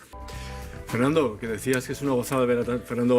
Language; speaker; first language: Spanish; native; Spanish